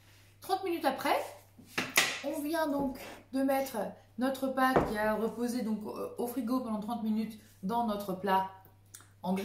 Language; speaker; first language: French; native; French